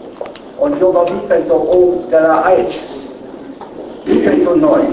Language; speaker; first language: Romanian; non-native, learner; German